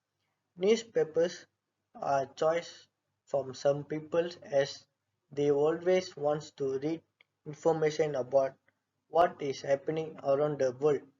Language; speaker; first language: English; non-native, local second language; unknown